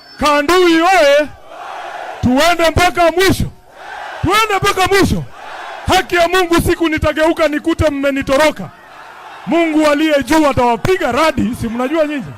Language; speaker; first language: Swahili; non-native, local second language; Luyia